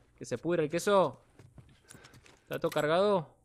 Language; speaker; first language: Spanish; native; Spanish